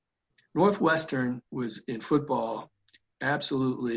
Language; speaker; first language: English; native; English